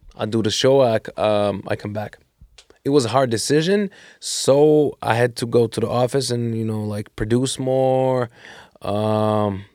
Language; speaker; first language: English; non-native, fluent; Russian